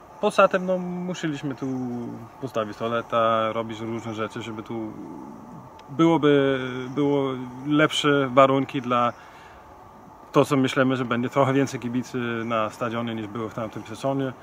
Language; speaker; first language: Polish; non-native, fluent; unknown